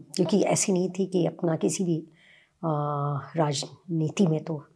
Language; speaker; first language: Hindi; native; Hindi